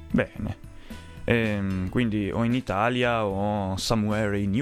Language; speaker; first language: Italian; native; Italian